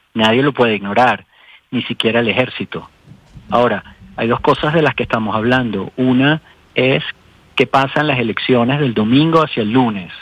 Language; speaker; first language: Spanish; native; Spanish